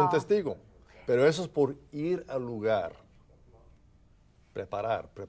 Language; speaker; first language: Spanish; non-native, fluent; English